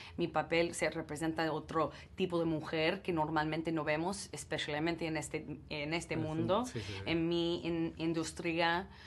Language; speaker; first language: Spanish; non-native, learner; English